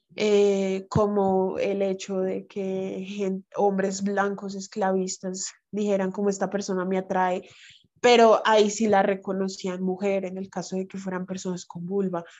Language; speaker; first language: Spanish; native; Spanish